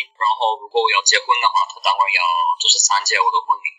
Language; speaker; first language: Chinese; non-native, learner; English